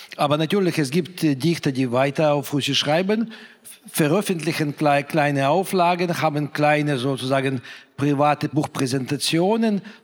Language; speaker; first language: German; non-native, fluent; Russian